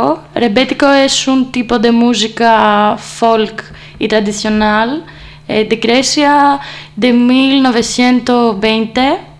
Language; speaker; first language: Spanish; non-native, learner; Greek